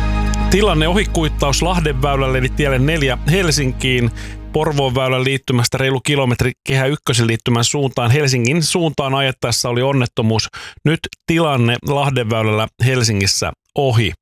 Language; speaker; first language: Finnish; native; Finnish